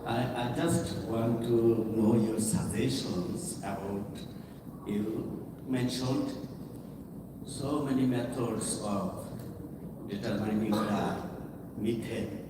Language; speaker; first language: English; non-native, local second language; Bangla